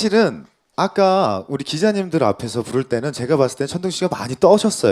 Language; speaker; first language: Korean; native; Korean